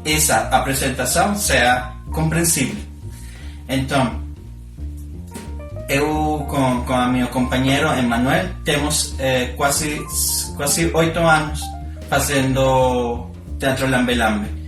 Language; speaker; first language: Portuguese; non-native, learner; Spanish